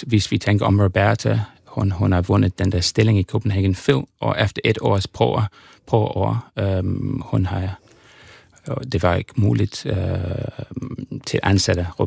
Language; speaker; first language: Danish; non-native, learner; English